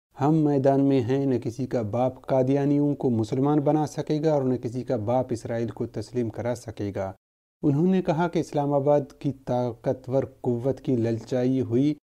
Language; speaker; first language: Urdu; non-native, local second language; Baluchi